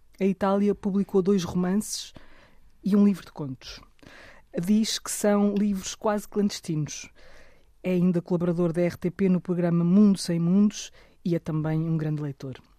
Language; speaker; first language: Portuguese; native; Portuguese